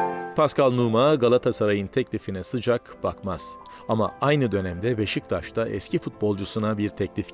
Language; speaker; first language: Turkish; native; Turkish